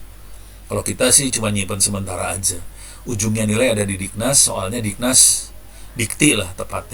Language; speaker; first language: Indonesian; native; Indonesian